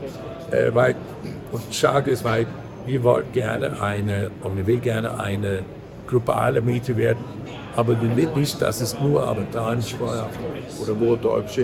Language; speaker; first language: German; non-native, learner; Danish